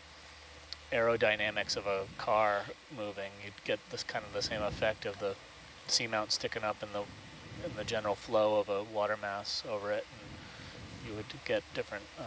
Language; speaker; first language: English; native; English